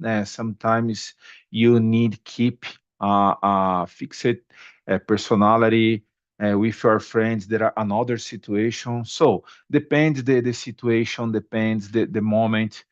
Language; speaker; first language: English; non-native, learner; Portuguese